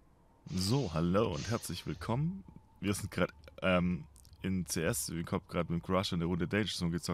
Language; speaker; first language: German; native; German